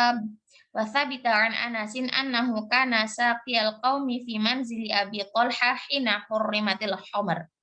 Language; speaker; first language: Arabic; non-native, learner; Indonesian